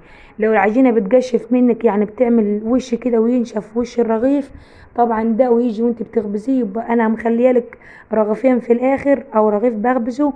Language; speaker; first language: Arabic; native; Arabic